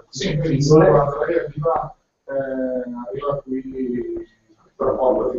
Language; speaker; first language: Italian; native; Italian